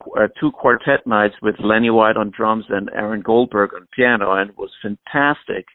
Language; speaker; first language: English; non-native, fluent; German